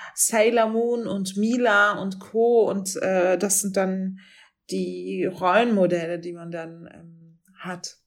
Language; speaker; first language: German; native; German